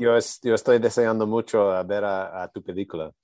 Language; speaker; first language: Spanish; non-native, learner; English